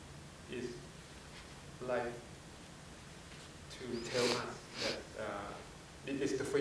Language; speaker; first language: English; non-native, fluent; Thai